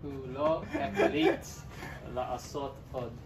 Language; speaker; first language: Hebrew; non-native, learner; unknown